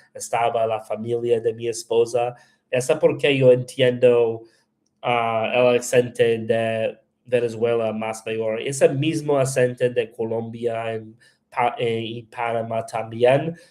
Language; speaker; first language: Spanish; non-native, learner; English